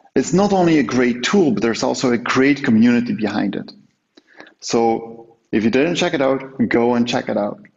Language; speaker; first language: English; non-native, fluent; Dutch